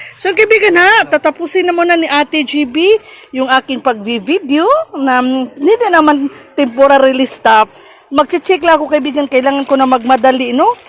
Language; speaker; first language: Filipino; non-native, local second language; Cebuano